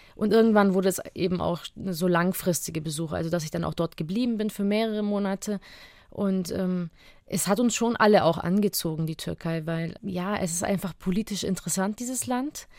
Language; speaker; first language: German; native; German